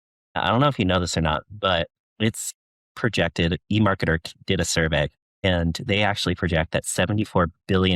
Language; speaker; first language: English; native; English